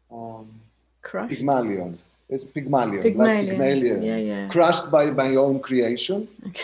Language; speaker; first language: English; non-native, fluent; Greek